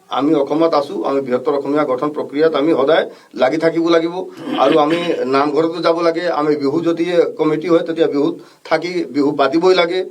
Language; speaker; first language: Assamese; non-native, local second language; Bhojpuri